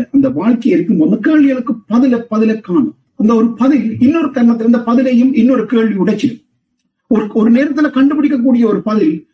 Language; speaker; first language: Tamil; native; Tamil